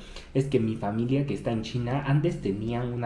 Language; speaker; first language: Spanish; non-native, fluent; Chinese